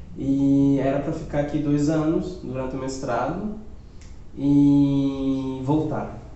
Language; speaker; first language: Portuguese; non-native, fluent; Spanish